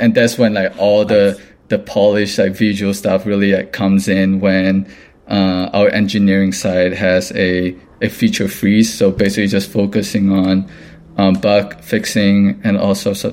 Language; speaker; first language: English; non-native, local second language; Cantonese